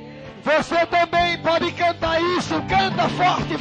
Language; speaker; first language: Portuguese; native; Portuguese